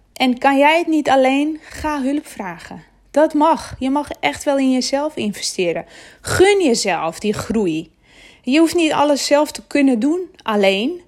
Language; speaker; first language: Dutch; non-native, fluent; Armenian